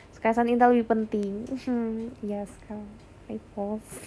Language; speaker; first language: Indonesian; native; Indonesian